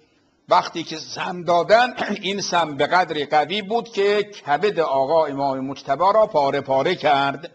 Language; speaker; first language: Persian; native; Persian